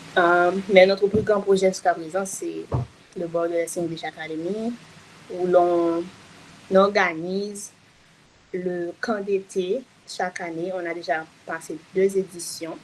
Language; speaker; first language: French; non-native, local second language; Haitian Creole